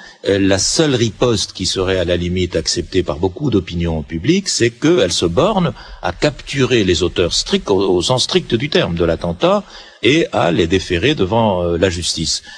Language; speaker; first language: French; native; French